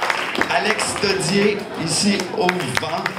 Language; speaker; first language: French; native; French